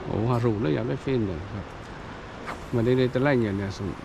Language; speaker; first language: Swedish; non-native, fluent; Vietnamese